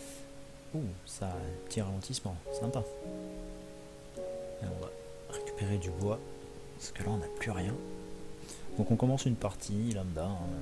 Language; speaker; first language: French; native; French